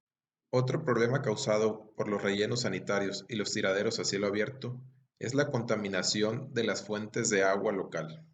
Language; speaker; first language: Spanish; native; Spanish